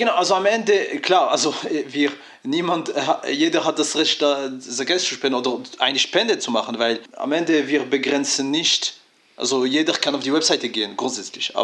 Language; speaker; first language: German; non-native, fluent; French